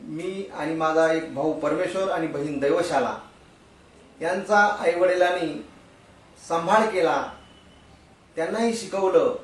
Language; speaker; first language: Marathi; native; Marathi